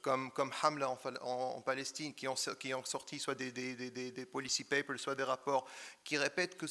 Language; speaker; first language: French; non-native, local second language; Arabic